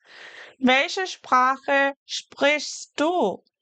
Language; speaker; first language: German; non-native, fluent; English